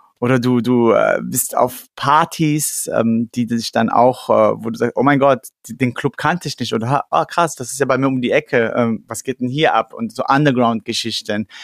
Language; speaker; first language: German; early bilingual, other home language; Persian